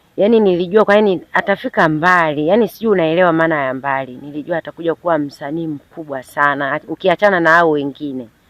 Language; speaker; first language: Swahili; native; Swahili